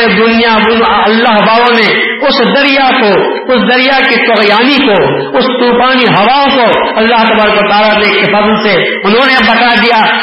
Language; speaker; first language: Urdu; native; Urdu